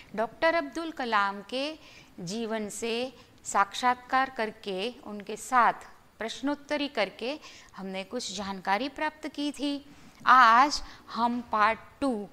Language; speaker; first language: Hindi; non-native, local second language; Gujarati